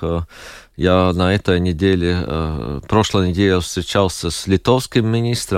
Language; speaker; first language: Russian; non-native, local second language; Latvian